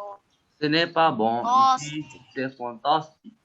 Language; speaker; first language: French; non-native, learner; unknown